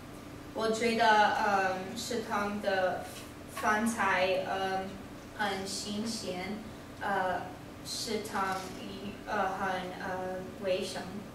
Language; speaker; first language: Chinese; non-native, learner; English